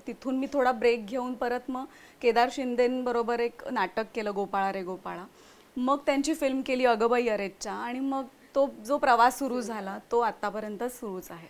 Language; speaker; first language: Marathi; native; Marathi